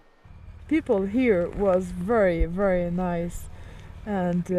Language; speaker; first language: English; non-native, learner; French